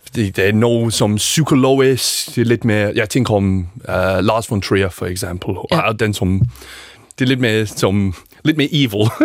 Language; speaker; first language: Danish; non-native, learner; English